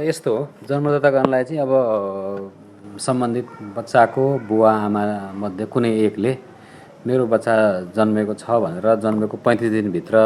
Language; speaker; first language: Nepali; native; Nepali